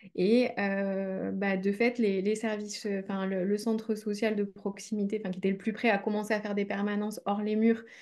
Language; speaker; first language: French; native; French